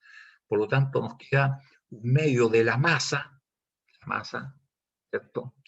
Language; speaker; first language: Spanish; native; Spanish